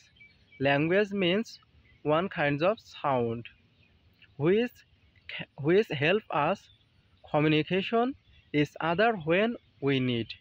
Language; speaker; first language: English; non-native, learner; Bangla